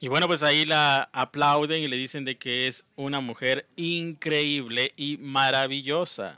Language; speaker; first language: Spanish; native; Spanish